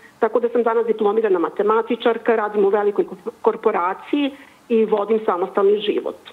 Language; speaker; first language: Serbian; native; Serbian